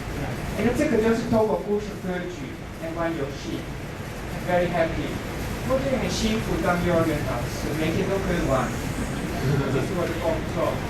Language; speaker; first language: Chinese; non-native, fluent; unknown